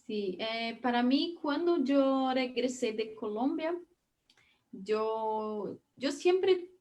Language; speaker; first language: Spanish; non-native, learner; Portuguese